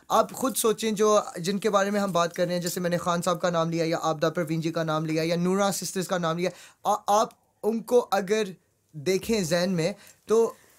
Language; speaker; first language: Hindi; early bilingual, heritage; Urdu